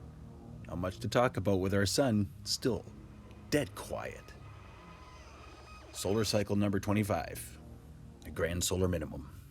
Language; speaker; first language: English; native; English